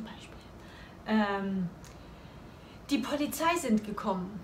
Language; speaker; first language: German; non-native, learner; Chinese